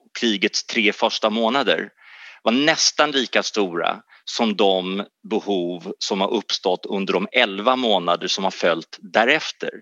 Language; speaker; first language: Swedish; native; Swedish